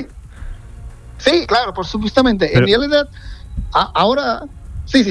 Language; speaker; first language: Spanish; non-native, fluent; Bangla